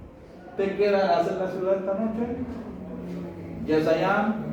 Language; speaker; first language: Spanish; native; Spanish